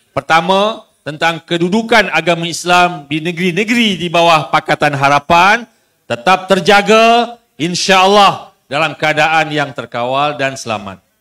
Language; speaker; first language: Malay; native; Malay